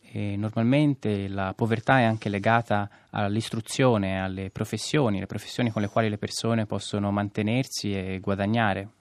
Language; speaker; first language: Italian; native; Italian